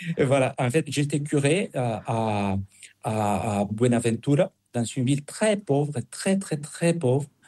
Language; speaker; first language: French; non-native, fluent; Spanish